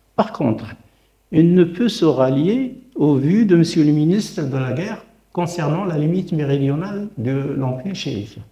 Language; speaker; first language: French; non-native, local second language; Arabic